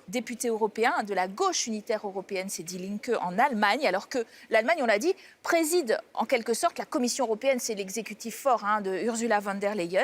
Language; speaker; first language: French; native; French